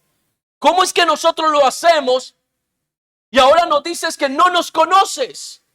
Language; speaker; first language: Spanish; native; Spanish